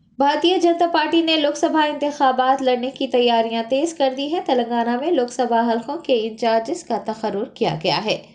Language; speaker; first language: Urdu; native; Urdu